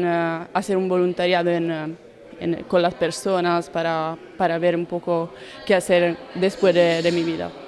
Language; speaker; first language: Spanish; non-native, learner; Italian